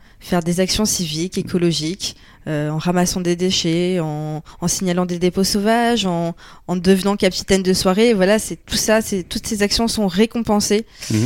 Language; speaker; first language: French; native; French